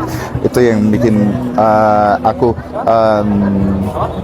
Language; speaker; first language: Indonesian; non-native, fluent; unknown